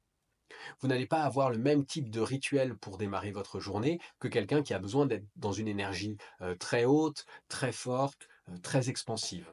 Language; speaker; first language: French; native; French